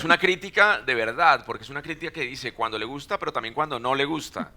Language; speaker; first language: Spanish; native; Spanish